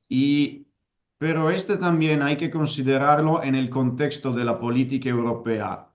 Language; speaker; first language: Spanish; non-native, fluent; Italian